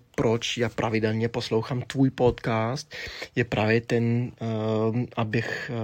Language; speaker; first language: Czech; early bilingual, heritage; Czech